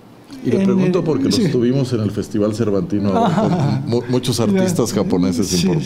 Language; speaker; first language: Spanish; native; Spanish